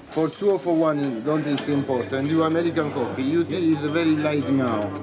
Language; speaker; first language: English; non-native, learner; Italian